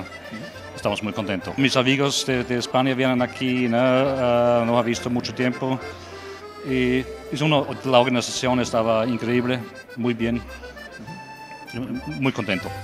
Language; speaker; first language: Spanish; non-native, learner; French